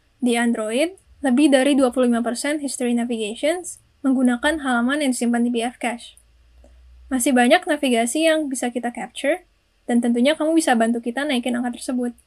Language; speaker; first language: Indonesian; native; Indonesian